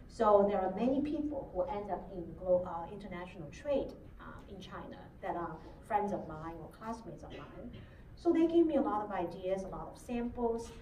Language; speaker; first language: English; non-native, fluent; Chinese